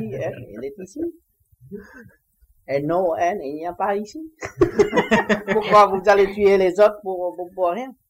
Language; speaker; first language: French; non-native, learner; Vietnamese